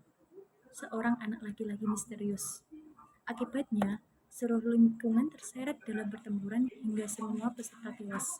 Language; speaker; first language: Indonesian; native; Indonesian